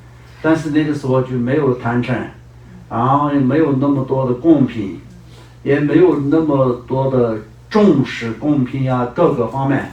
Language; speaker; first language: Chinese; non-native, local second language; Tibetan